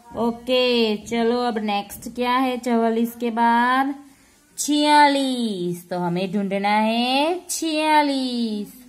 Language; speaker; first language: Hindi; non-native, local second language; Gujarati